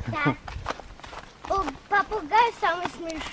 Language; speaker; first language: Russian; early bilingual, heritage; Russian